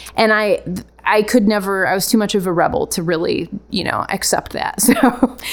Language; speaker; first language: English; early bilingual, other home language; Italian